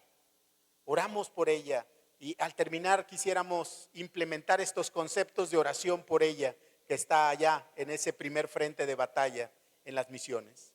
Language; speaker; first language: Spanish; native; Spanish